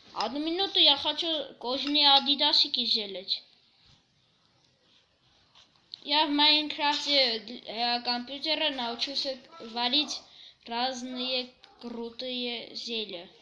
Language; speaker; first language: Russian; early bilingual, heritage; Russian